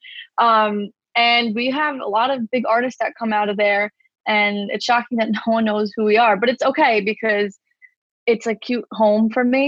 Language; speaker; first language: English; native; English